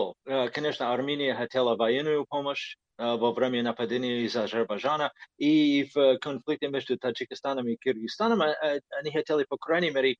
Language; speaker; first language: Russian; non-native, fluent; English